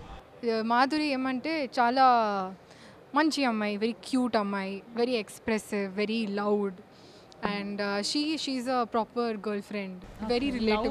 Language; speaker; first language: Telugu; non-native, learner; Kannada